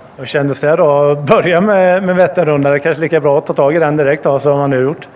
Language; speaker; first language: Swedish; native; Swedish